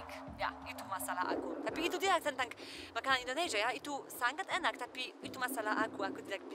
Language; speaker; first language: Indonesian; non-native, learner; Polish